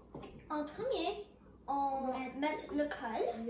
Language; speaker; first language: French; non-native, local second language; English